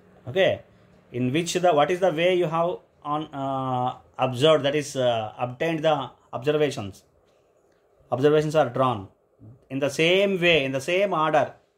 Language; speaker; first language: English; non-native, local second language; Telugu